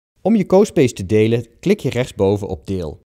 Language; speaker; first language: Dutch; native; Dutch